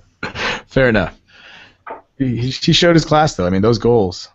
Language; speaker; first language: English; native; English